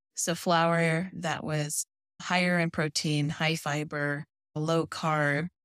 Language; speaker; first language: English; native; English